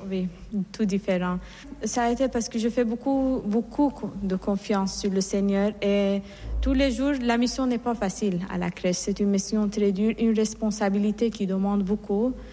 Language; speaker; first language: French; non-native, fluent; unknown